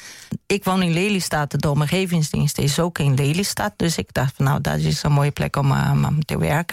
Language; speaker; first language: Dutch; non-native, fluent; Portuguese